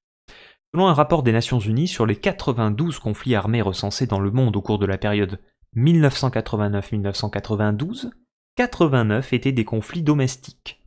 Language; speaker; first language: French; native; French